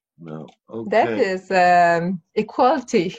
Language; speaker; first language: English; non-native, learner; French